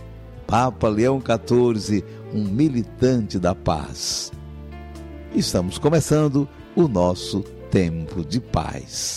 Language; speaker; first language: Portuguese; native; Portuguese